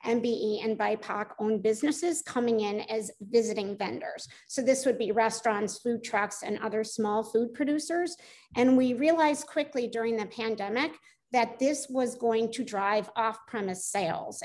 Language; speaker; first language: English; native; English